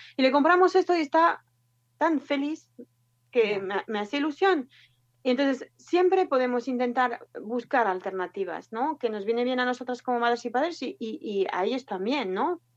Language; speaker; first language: Spanish; non-native, fluent; French